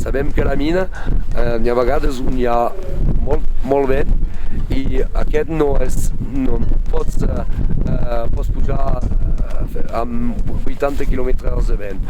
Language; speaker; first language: Catalan; non-native, fluent; French